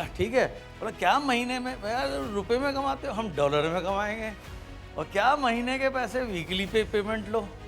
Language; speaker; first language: Hindi; native; Hindi